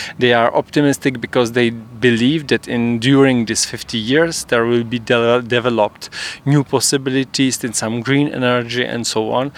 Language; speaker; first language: English; non-native, fluent; Czech